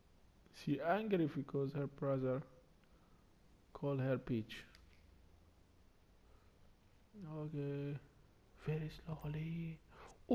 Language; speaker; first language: English; non-native, learner; Arabic